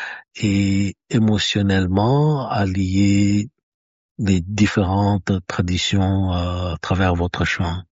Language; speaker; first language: French; native; French